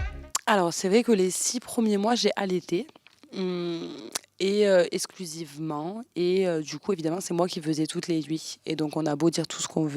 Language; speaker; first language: French; native; French